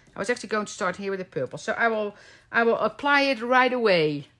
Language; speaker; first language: English; non-native, fluent; Dutch